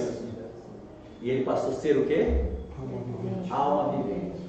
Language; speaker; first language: Portuguese; native; Portuguese